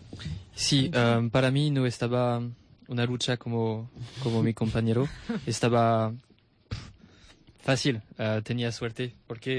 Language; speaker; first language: Spanish; non-native, learner; French